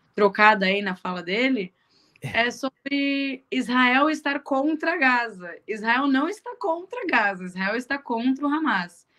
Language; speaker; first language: Portuguese; native; Portuguese